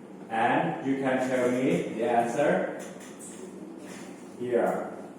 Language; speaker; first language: English; non-native, fluent; Thai